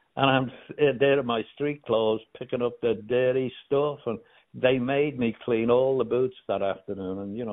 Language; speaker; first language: English; native; English